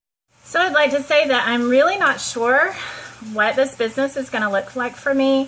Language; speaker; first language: English; native; English